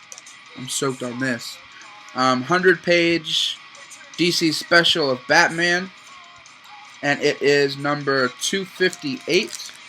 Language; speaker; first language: English; native; English